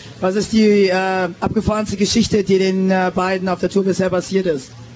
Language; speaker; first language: German; native; German